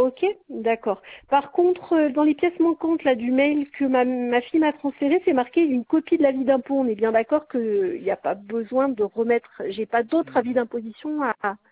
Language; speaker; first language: French; native; French